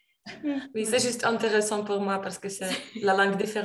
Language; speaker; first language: French; non-native, learner; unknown